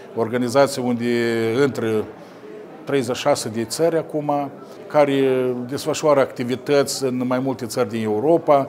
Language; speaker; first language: Romanian; native; Romanian